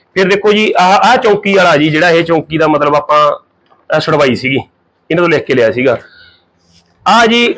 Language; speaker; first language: Punjabi; native; Punjabi